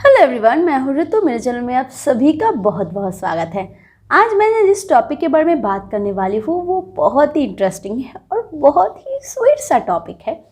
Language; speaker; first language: Hindi; non-native, local second language; Bangla